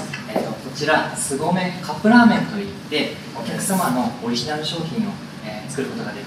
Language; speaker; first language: Japanese; native; Japanese